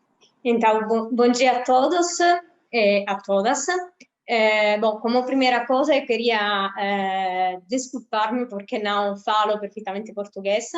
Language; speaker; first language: Portuguese; non-native, fluent; Italian